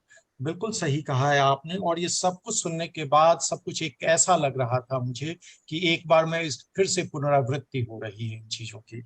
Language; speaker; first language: Hindi; native; Hindi